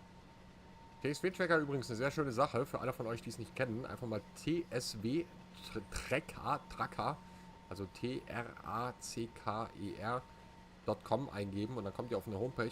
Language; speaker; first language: German; native; German